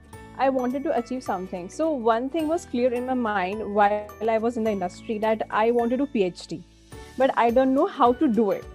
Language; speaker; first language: English; non-native, local second language; Hindi